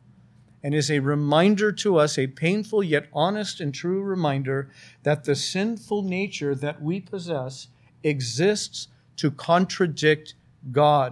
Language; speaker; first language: English; native; English